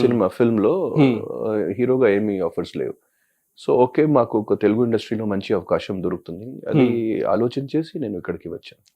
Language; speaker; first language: Telugu; non-native, local second language; Hindi